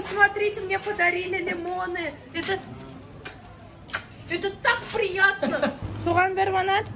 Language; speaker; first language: Russian; native; Russian